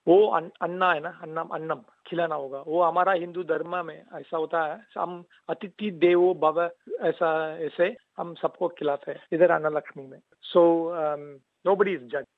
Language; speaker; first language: Hindi; non-native, local second language; Tamil